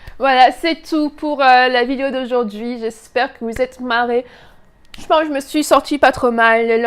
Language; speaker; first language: French; native; French